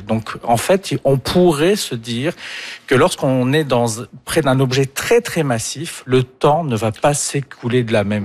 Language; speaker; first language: French; native; French